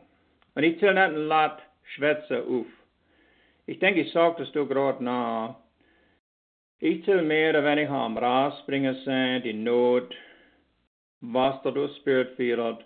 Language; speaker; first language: German; early bilingual, heritage; Pennsylvania German